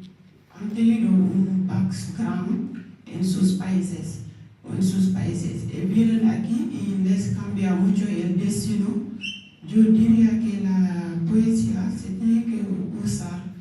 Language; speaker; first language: Spanish; non-native, local second language; Wolof